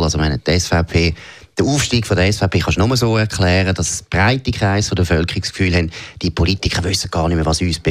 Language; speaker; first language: German; native; German